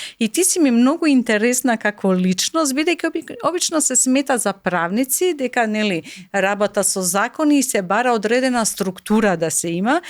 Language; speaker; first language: Macedonian; non-native, local second language; Albanian